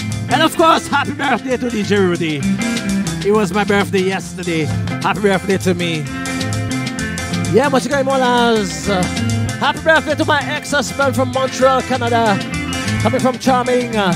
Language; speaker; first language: English; non-native, local second language; Seselwa Creole French